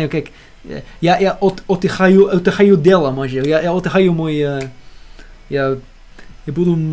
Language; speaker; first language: Russian; non-native, learner; English